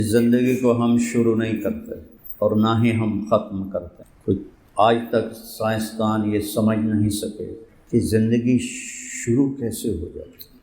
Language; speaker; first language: Urdu; non-native, local second language; Punjabi